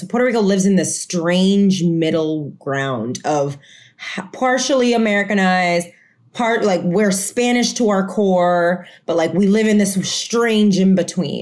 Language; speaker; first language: English; non-native, fluent; Spanish